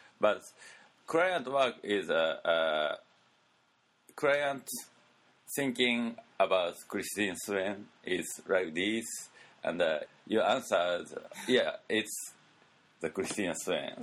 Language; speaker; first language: English; non-native, learner; Japanese